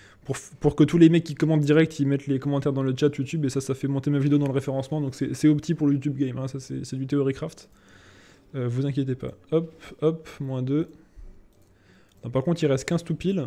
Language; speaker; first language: French; native; French